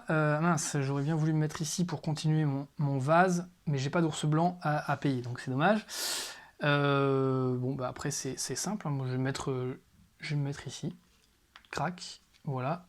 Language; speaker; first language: French; native; French